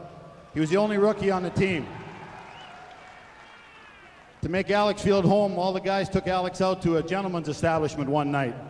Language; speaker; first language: English; native; English